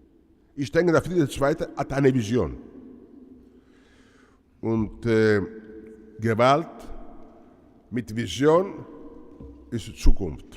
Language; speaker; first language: German; non-native, learner; Italian